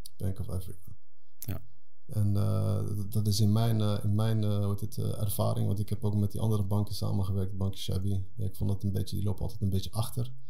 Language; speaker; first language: Dutch; early bilingual, other home language; Arabic